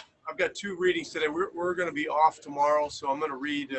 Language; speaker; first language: English; native; English